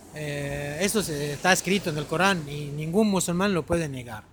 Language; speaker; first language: Spanish; non-native, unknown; Arabic